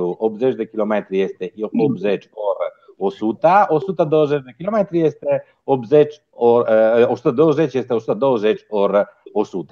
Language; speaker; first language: Romanian; non-native, fluent; Italian